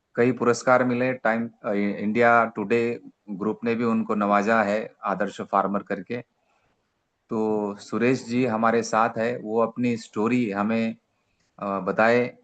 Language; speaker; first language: Hindi; non-native, local second language; Marathi